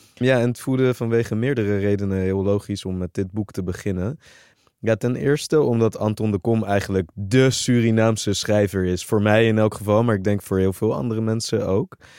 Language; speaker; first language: Dutch; native; Dutch